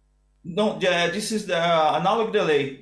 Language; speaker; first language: English; non-native, learner; Portuguese